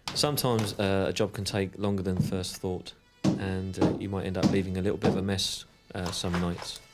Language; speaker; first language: English; native; English